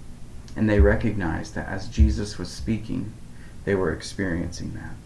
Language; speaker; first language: English; native; English